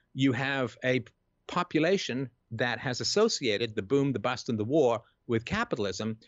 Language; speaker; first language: English; native; English